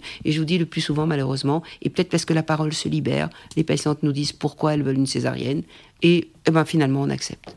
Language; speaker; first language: French; native; French